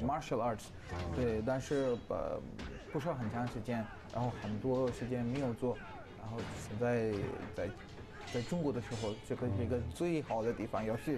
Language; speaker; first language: Chinese; non-native, learner; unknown